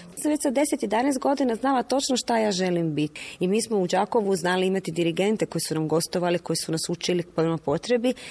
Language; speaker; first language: Croatian; native; Croatian